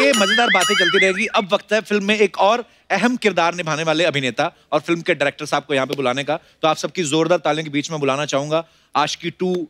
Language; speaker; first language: Hindi; native; Hindi